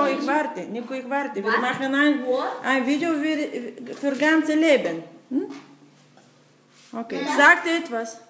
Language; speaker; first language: German; non-native, learner; Bulgarian